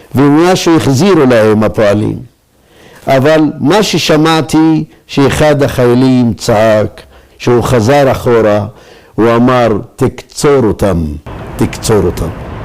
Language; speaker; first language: Hebrew; non-native, local second language; Arabic